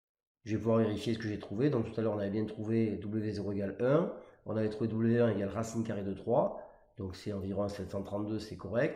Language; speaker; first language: French; native; French